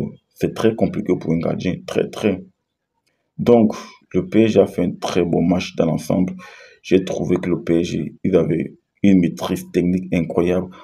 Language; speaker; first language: French; native; French